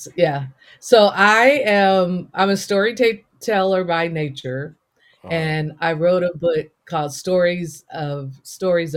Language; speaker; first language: English; native; English